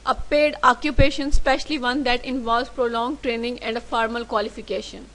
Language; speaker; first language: English; non-native, local second language; Urdu